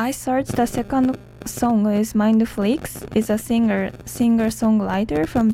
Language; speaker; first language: English; non-native, learner; Japanese